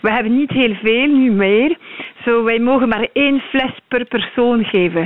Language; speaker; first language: Dutch; non-native, learner; French